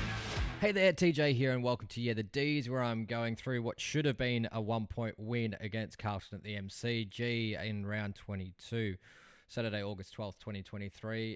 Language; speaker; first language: English; native; English